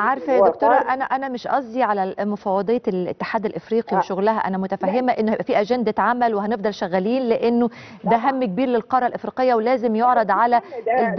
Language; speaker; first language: Arabic; native; Arabic